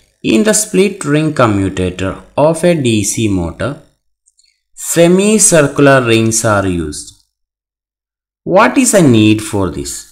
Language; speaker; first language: English; non-native, local second language; Malayalam